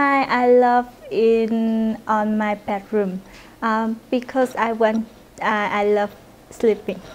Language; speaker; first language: English; non-native, learner; Vietnamese